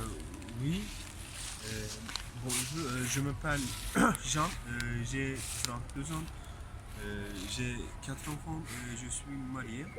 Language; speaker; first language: French; non-native, learner; Turkish